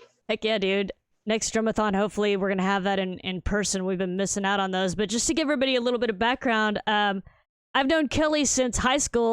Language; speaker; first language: English; native; English